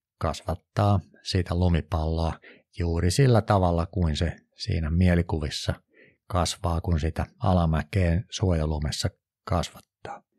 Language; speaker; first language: Finnish; native; Finnish